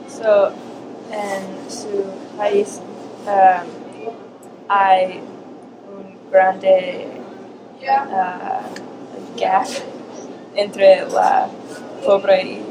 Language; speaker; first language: Spanish; non-native, learner; English